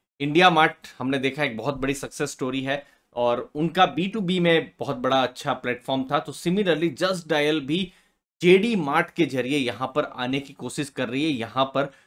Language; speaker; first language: Hindi; native; Hindi